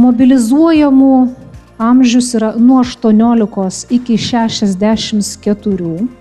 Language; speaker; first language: Lithuanian; native; Lithuanian